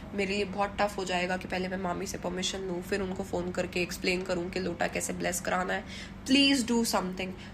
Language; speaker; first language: Hindi; native; Hindi